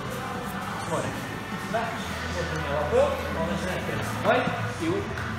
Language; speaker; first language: Russian; native; Russian